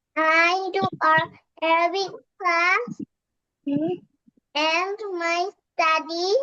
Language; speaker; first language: English; non-native, learner; Bangla